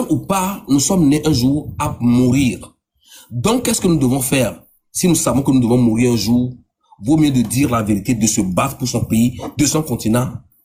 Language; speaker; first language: French; non-native, local second language; Ewe